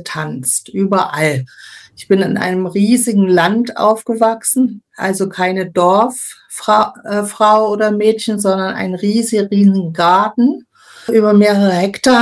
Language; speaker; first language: German; native; German